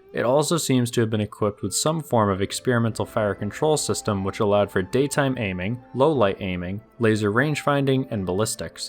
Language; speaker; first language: English; native; English